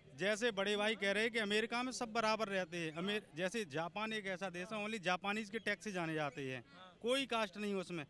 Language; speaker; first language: Hindi; native; Hindi